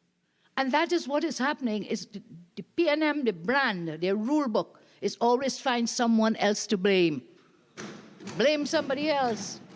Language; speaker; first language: English; native; English